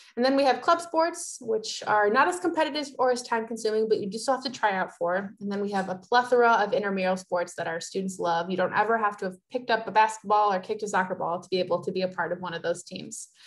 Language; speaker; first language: English; native; English